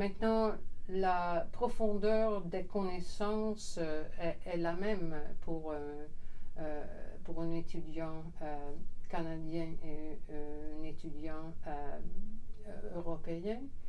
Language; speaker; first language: French; non-native, fluent; Dutch